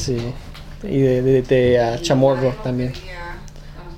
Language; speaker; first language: Spanish; early bilingual, other home language; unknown